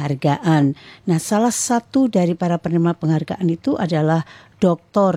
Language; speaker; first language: Indonesian; native; Indonesian